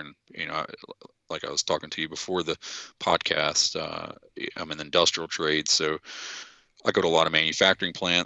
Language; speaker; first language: English; native; English